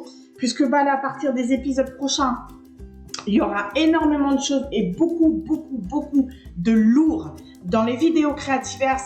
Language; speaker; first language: French; native; French